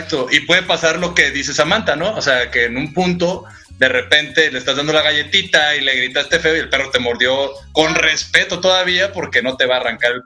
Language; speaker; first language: Spanish; native; Spanish